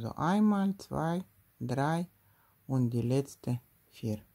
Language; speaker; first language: German; non-native, learner; Russian